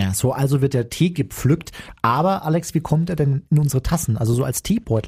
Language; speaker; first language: German; native; German